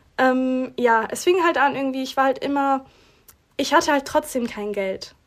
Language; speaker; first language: German; early bilingual, other home language; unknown